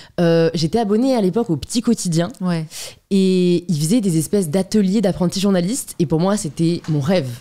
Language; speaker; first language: French; native; French